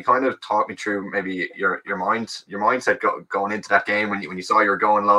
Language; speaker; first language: English; native; English